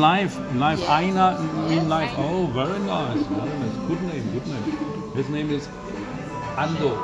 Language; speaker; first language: English; non-native, learner; German